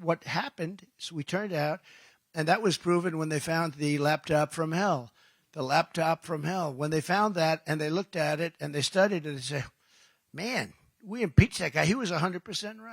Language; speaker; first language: English; native; English